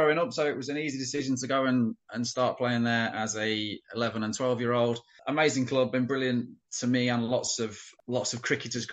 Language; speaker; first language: English; native; English